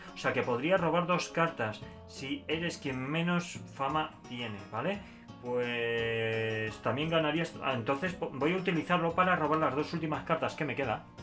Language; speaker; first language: Spanish; native; Spanish